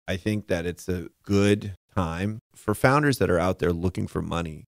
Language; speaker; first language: English; native; English